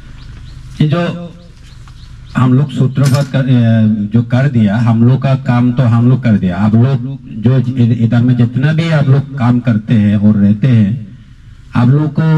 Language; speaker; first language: Hindi; non-native, local second language; Chakma